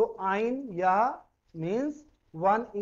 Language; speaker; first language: German; non-native, fluent; Hindi